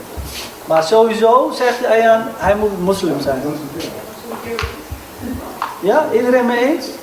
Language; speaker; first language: Dutch; non-native, fluent; Somali